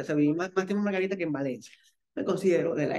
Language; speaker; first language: Spanish; native; Spanish